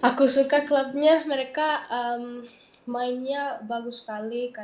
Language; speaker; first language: Indonesian; early bilingual, heritage; Dutch